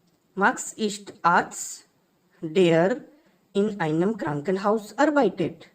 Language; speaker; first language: German; non-native, fluent; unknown